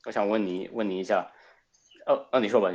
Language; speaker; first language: Chinese; non-native, fluent; Spanish